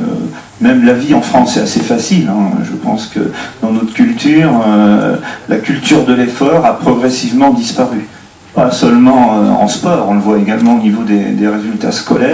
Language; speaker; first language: French; native; French